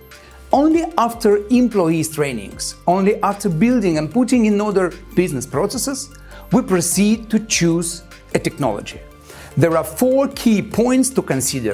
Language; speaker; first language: English; non-native, fluent; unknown